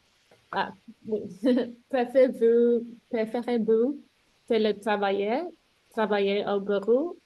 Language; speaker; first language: French; non-native, learner; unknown